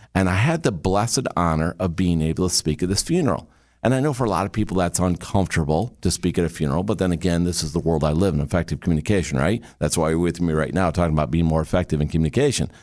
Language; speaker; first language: English; native; English